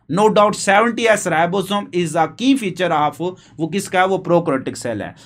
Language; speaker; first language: Urdu; non-native, local second language; Punjabi